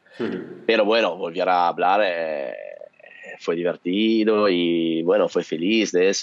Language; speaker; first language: Spanish; non-native, fluent; Italian